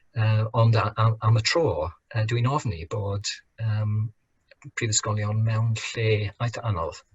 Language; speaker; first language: Welsh; non-native, fluent; English